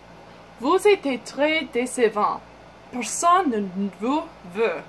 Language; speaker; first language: French; non-native, learner; English